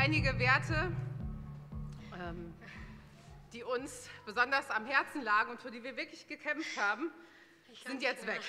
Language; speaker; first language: German; native; German